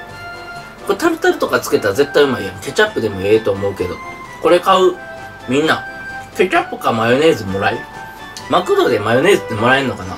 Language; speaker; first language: Japanese; native; Japanese